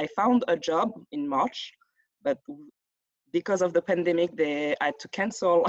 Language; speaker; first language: English; non-native, fluent; French